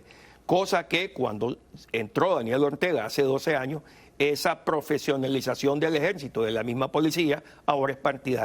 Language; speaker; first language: Spanish; native; Spanish